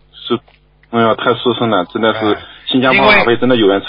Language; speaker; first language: Chinese; native; Chinese